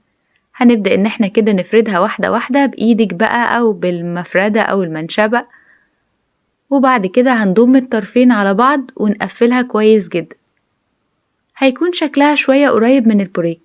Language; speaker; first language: Arabic; native; Arabic